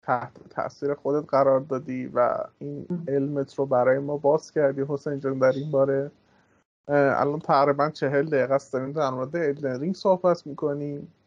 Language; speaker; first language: Persian; native; Persian